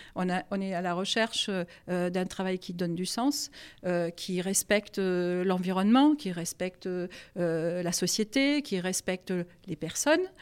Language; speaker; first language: French; non-native, fluent; German